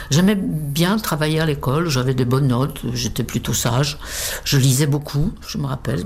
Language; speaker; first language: French; non-native, fluent; Czech